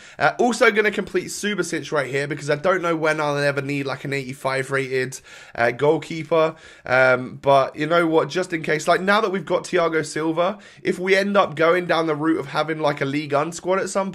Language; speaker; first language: English; native; English